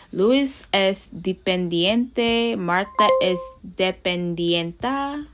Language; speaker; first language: Spanish; non-native, learner; English